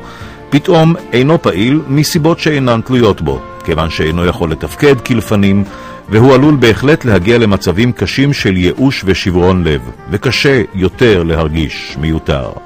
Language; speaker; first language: Hebrew; native; Hebrew